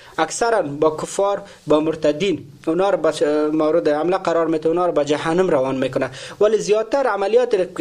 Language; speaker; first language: Persian; native; Persian